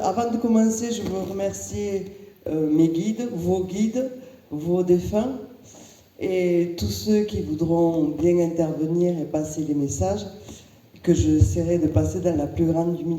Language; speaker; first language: French; native; French